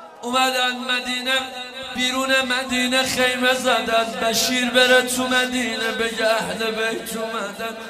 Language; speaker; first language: Persian; native; Persian